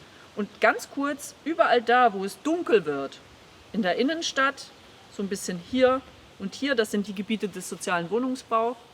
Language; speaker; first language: German; native; German